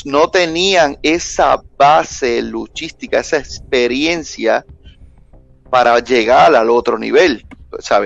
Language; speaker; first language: Spanish; native; Spanish